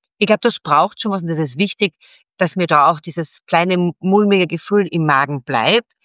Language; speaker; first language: German; native; German